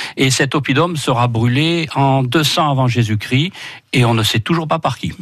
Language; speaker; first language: French; native; French